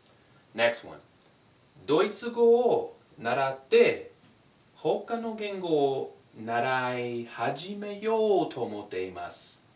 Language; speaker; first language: Japanese; non-native, fluent; English